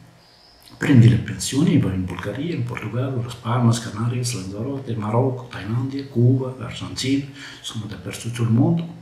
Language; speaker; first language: Italian; non-native, learner; Arabic